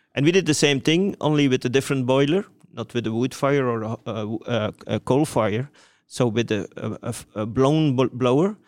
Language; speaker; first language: English; non-native, fluent; Dutch